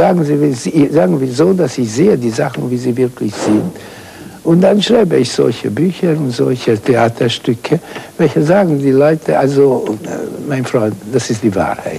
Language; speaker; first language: German; non-native, fluent; Hungarian